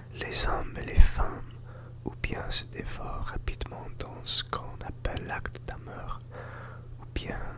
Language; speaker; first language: French; non-native, learner; English